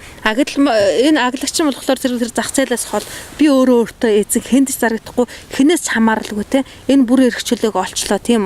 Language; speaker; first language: Mongolian; native; Mongolian